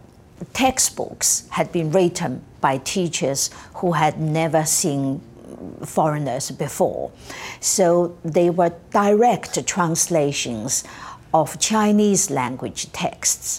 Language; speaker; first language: English; non-native, fluent; Chinese